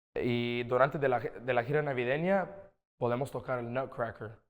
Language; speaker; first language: Spanish; early bilingual, other home language; English